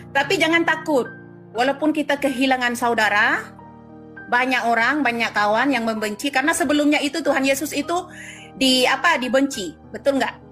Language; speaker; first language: Indonesian; non-native, local second language; Madurese